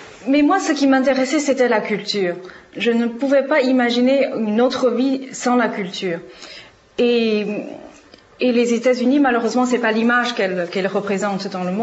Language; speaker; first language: French; non-native, fluent; Chinese